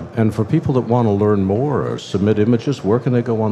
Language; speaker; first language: English; native; English